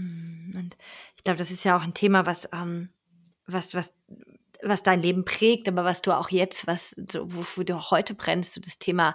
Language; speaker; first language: German; native; German